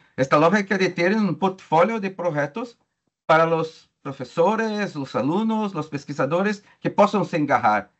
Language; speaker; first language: Spanish; non-native, learner; Portuguese